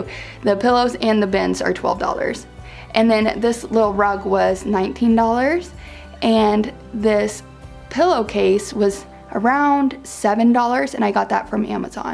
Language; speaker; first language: English; native; English